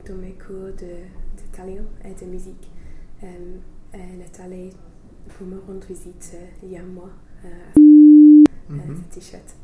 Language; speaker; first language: French; non-native, fluent; English